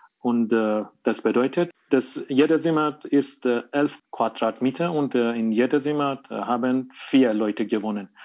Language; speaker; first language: German; non-native, learner; Persian